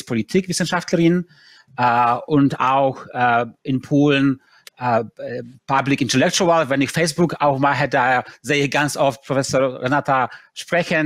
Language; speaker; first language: German; non-native, fluent; Polish